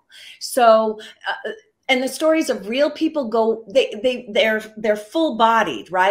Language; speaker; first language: English; native; English